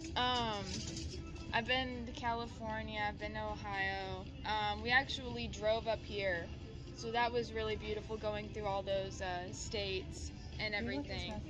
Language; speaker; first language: English; native; English